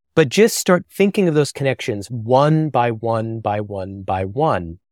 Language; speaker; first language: English; native; English